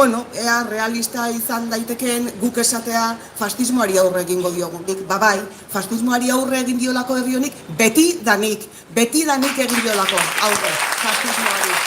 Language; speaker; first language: Basque; native; Basque